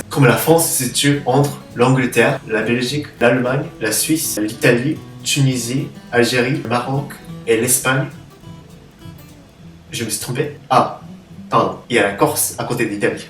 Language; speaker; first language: French; non-native, learner; Japanese